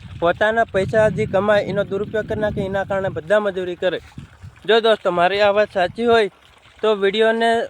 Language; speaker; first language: Gujarati; non-native, local second language; Bhili